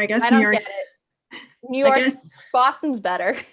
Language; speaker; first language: English; native; English